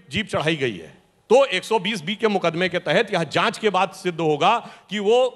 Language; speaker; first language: Hindi; native; Hindi